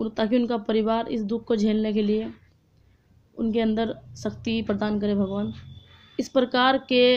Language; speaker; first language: Hindi; native; Hindi